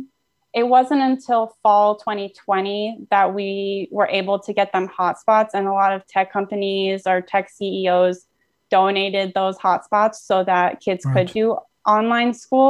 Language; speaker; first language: English; native; English